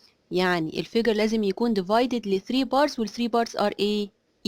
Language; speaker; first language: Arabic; native; Arabic